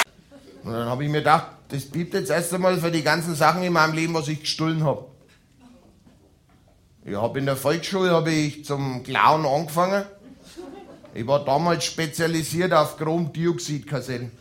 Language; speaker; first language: German; native; German